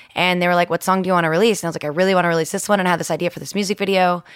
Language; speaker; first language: English; early bilingual, other home language; Spanish